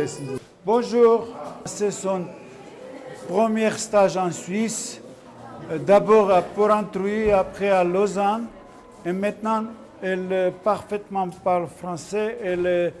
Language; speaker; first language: French; non-native, learner; Armenian